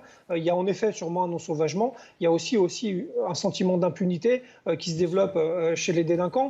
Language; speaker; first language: French; native; French